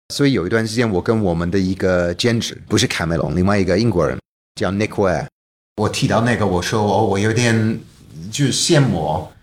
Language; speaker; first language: Chinese; non-native, fluent; English